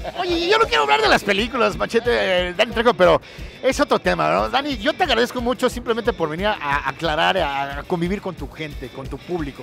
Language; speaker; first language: Spanish; native; Spanish